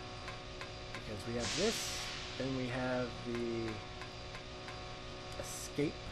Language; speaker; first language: English; native; English